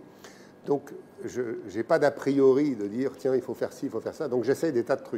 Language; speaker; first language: French; native; French